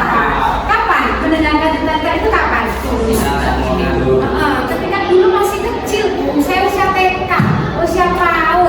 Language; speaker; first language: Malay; non-native, local second language; Javanese